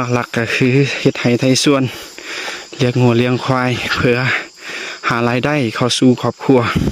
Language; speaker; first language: Lao; non-native, local second language; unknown